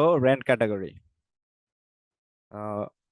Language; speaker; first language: English; non-native, learner; Bangla